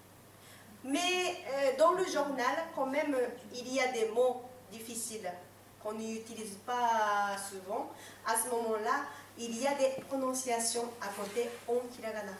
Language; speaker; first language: French; non-native, fluent; Japanese